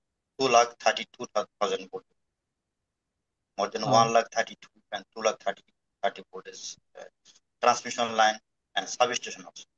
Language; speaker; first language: English; non-native, learner; Bangla